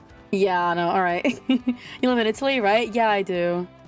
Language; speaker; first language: English; non-native, fluent; Italian